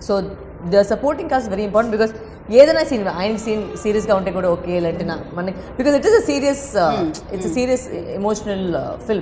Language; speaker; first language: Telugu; non-native, fluent; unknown